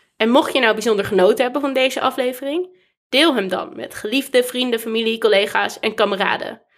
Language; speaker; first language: Dutch; native; Dutch